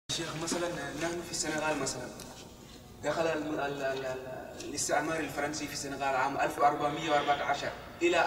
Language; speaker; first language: Arabic; non-native, fluent; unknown